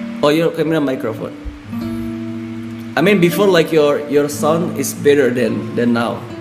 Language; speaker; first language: English; non-native, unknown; Indonesian